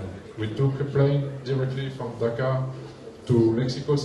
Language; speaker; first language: English; non-native, learner; French